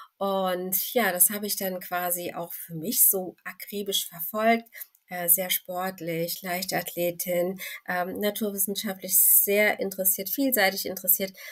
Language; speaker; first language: German; early bilingual, other home language; Turkish